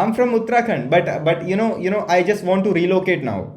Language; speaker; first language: English; non-native, learner; Hindi